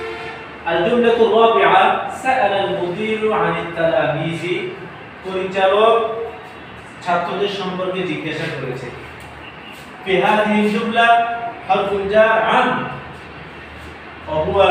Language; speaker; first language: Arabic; non-native, fluent; Bangla